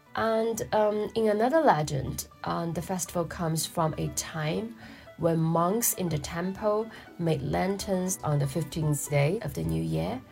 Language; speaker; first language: English; non-native, fluent; Chinese